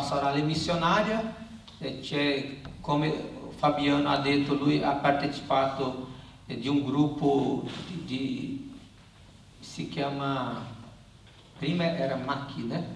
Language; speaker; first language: Italian; non-native, learner; Portuguese